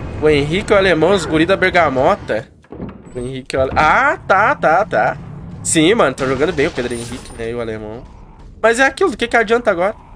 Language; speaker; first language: Portuguese; native; Portuguese